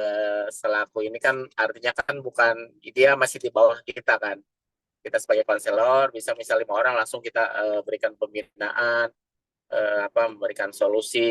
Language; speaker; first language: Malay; non-native, local second language; Sundanese